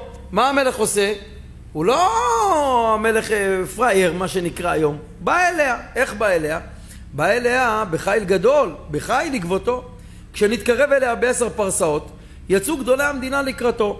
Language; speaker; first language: Hebrew; native; Hebrew